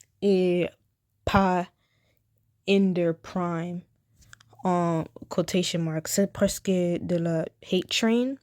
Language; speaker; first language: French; non-native, learner; English